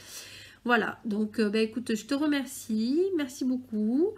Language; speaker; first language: French; native; French